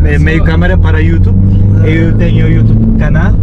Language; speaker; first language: Portuguese; non-native, learner; Turkish